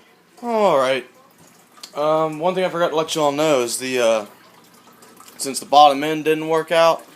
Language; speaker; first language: English; native; English